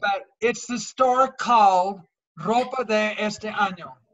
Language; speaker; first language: English; native; English